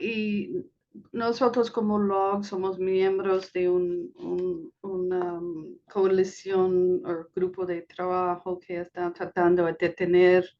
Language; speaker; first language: Spanish; non-native, fluent; English